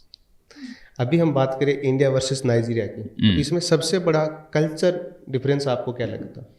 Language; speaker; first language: Hindi; native; Hindi